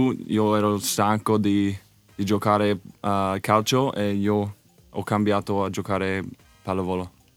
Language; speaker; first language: Italian; non-native, learner; English